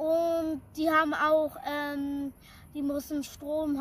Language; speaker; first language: German; early bilingual, other home language; Urdu